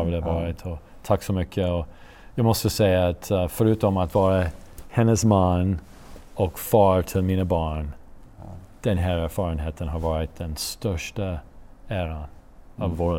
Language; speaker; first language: Swedish; non-native, fluent; English